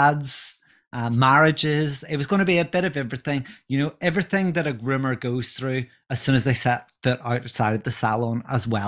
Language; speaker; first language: English; native; English